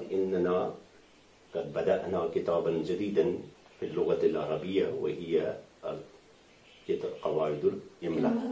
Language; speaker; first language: Arabic; non-native, fluent; Urdu